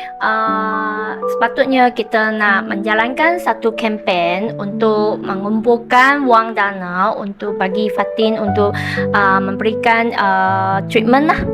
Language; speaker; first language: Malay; non-native, local second language; Chinese